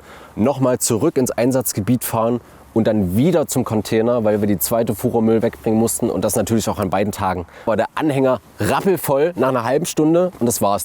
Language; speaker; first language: German; native; German